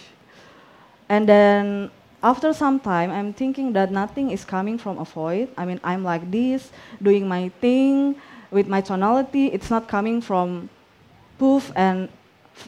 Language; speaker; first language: English; non-native, fluent; Indonesian